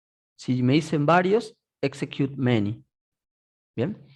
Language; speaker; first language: Spanish; native; Spanish